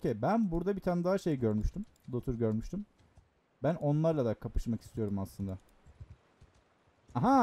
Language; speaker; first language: Turkish; native; Turkish